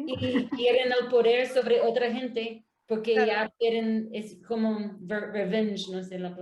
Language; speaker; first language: Spanish; non-native, learner; English